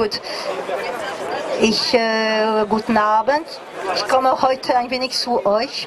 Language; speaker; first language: German; non-native, fluent; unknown